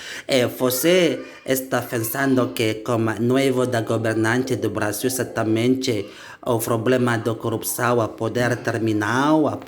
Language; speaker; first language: Portuguese; non-native, learner; Indonesian